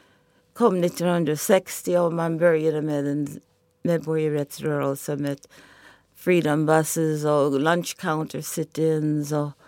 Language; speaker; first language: Swedish; non-native, fluent; English